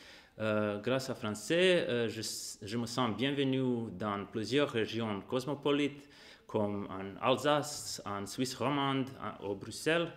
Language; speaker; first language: French; non-native, fluent; Bosnian